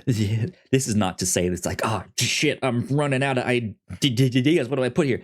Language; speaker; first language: English; native; English